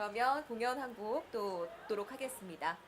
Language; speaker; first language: Korean; native; Korean